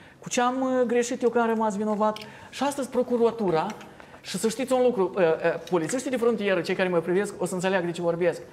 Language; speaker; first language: Romanian; native; Romanian